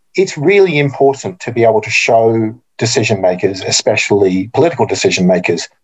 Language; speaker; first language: English; native; English